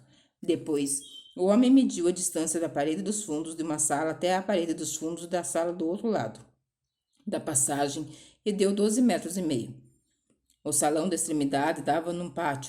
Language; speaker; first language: Portuguese; native; Portuguese